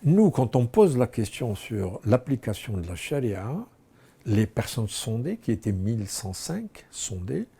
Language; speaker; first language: French; non-native, local second language; Arabic